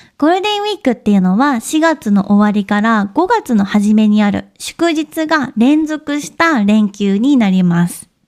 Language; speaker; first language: Japanese; native; Japanese